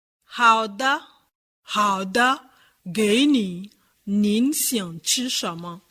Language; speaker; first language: Chinese; non-native, learner; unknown